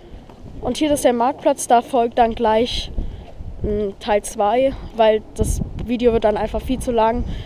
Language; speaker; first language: German; native; German